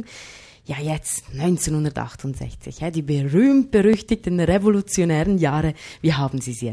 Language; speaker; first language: German; native; German